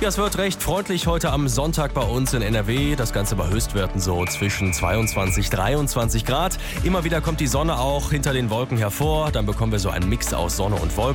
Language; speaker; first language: German; native; German